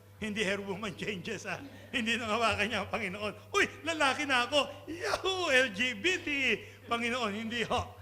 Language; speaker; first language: Filipino; non-native, local second language; Pampanga